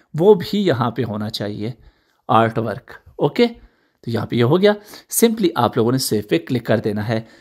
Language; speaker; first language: Urdu; native; Urdu